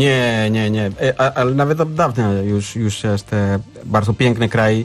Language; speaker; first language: Polish; non-native, learner; Spanish